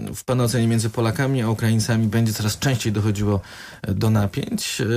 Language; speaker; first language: Polish; native; Polish